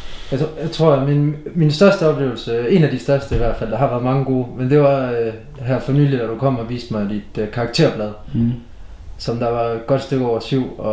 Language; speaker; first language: Danish; native; Danish